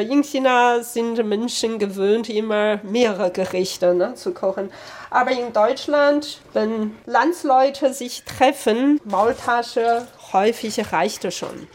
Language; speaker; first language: German; non-native, fluent; Chinese